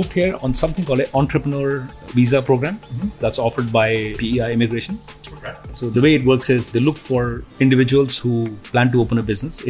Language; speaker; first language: English; non-native, local second language; Hindi